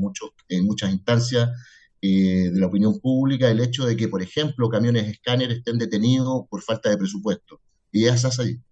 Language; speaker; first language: Spanish; native; Spanish